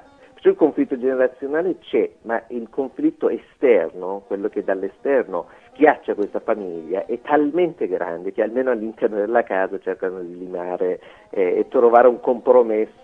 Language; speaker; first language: Italian; non-native, fluent; Persian